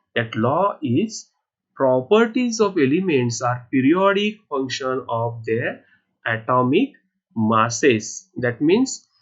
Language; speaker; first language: English; non-native, local second language; Marathi